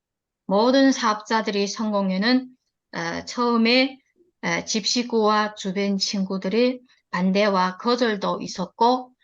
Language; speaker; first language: Korean; early bilingual, heritage; Korean